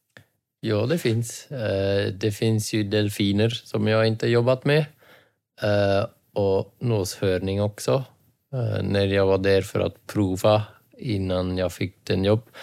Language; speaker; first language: Swedish; non-native, fluent; Dutch